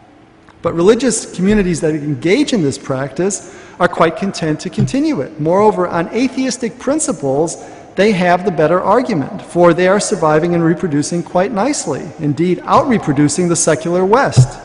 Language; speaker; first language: English; native; English